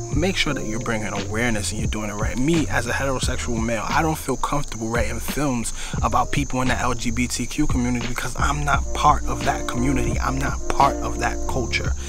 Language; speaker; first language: English; native; English